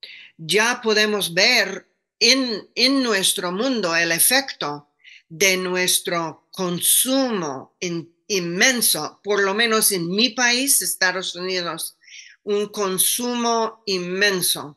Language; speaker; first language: Spanish; non-native, fluent; English